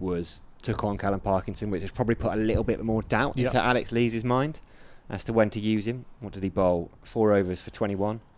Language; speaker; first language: English; native; English